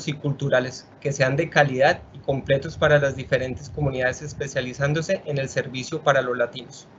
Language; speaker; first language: Spanish; native; Spanish